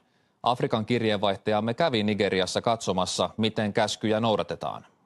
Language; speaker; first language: Finnish; native; Finnish